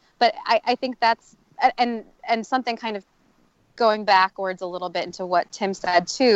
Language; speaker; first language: English; native; English